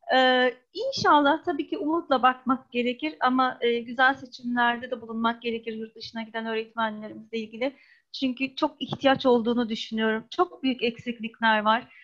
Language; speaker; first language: Turkish; early bilingual, heritage; Turkish